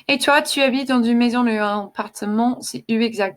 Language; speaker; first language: French; non-native, fluent; English